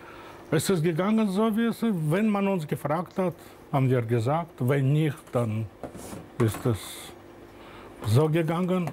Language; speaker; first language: German; non-native, fluent; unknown